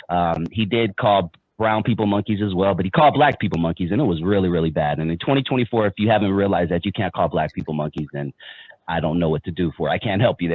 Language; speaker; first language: English; native; English